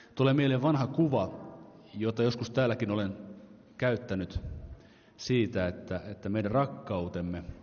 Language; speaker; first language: Finnish; native; Finnish